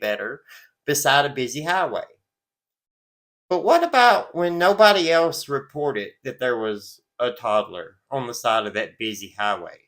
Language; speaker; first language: English; native; English